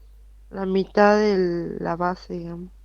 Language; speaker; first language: Spanish; native; Spanish